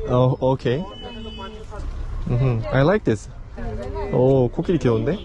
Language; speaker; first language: English; non-native, learner; Korean